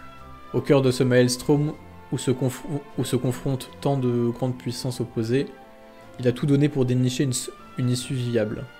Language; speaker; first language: French; native; French